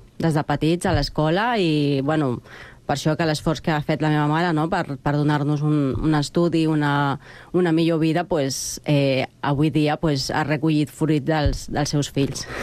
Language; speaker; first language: Catalan; early bilingual, other home language; Spanish